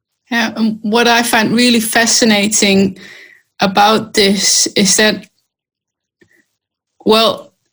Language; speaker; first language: English; non-native, fluent; Dutch